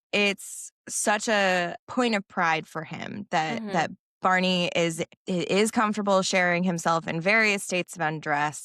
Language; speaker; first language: English; native; English